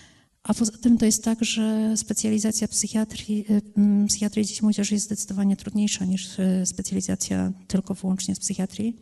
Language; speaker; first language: Polish; native; Polish